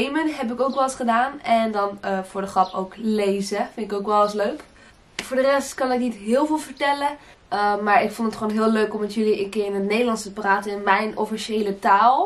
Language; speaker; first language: Dutch; early bilingual, other home language; Portuguese